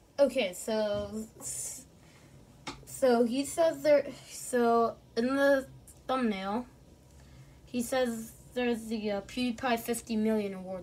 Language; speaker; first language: English; native; English